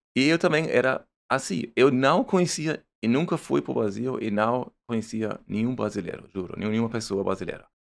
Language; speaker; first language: Portuguese; non-native, fluent; German